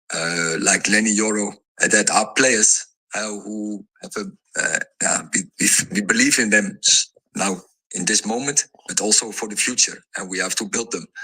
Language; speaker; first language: English; non-native, fluent; Dutch